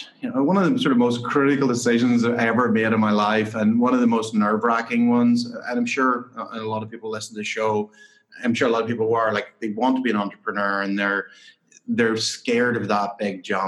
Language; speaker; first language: English; native; English